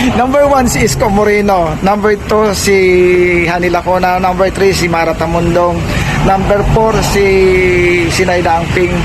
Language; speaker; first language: Filipino; native; Filipino